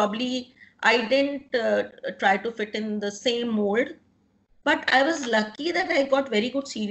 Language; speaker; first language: English; non-native, local second language; Punjabi